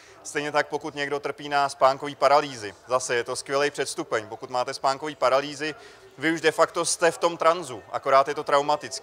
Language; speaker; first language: Czech; native; Czech